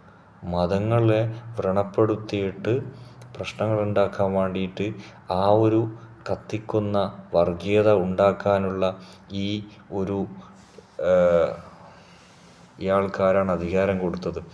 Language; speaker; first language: Malayalam; native; Malayalam